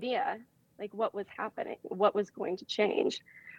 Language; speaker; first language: English; native; English